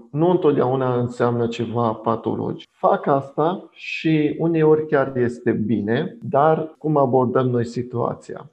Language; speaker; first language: Romanian; non-native, local second language; Hungarian